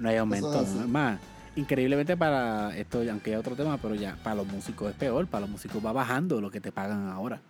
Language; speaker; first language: Spanish; native; Spanish